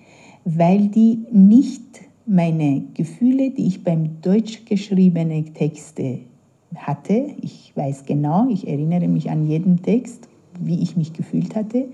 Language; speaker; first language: German; non-native, fluent; Persian